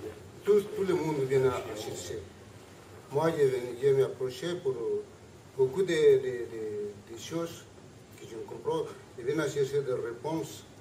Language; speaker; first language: French; non-native, learner; Spanish